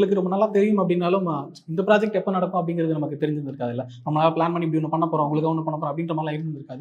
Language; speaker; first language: Tamil; native; Tamil